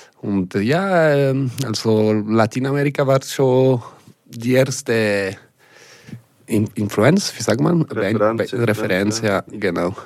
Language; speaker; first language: German; non-native, local second language; French